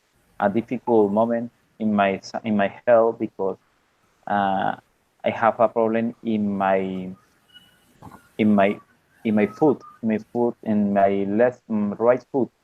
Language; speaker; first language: English; non-native, learner; Spanish